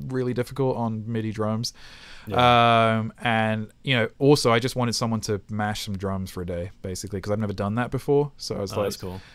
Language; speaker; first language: English; native; English